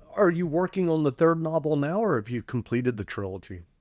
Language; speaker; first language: English; native; English